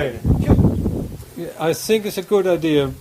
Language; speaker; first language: English; non-native, learner; Danish